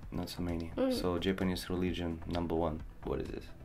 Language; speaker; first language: English; non-native, learner; Russian